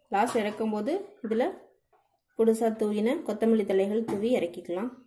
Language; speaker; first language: Tamil; non-native, local second language; Telugu